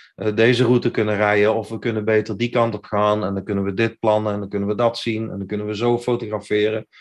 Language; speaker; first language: Dutch; native; Dutch